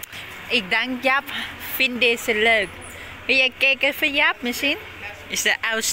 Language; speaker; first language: Dutch; non-native, learner; Thai